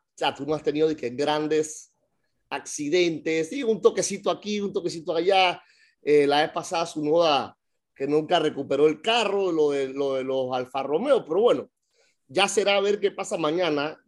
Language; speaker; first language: Spanish; native; Spanish